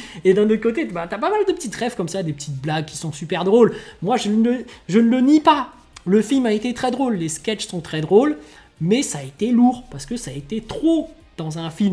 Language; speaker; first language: French; native; French